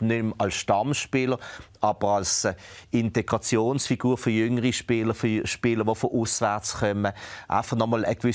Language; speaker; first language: German; native; German